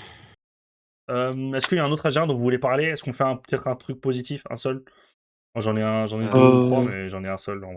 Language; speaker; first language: French; native; French